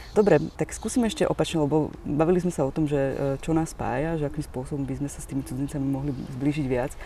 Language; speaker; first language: Slovak; native; Slovak